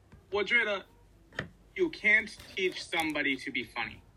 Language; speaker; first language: English; native; English